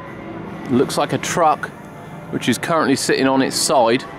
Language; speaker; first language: English; native; English